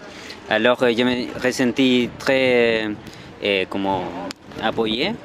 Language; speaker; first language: French; non-native, learner; Spanish